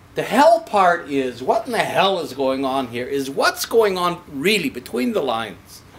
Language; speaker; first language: English; native; English